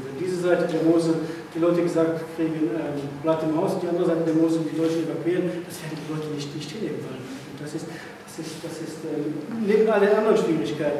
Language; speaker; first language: German; non-native, local second language; Luxembourgish